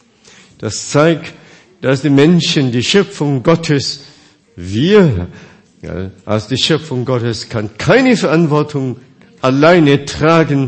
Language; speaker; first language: German; non-native, fluent; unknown